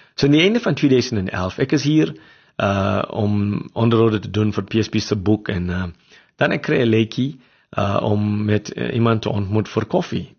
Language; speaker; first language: Afrikaans; non-native, local second language; English